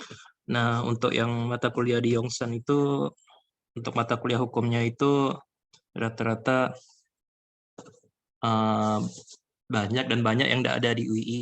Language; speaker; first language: Indonesian; native; Indonesian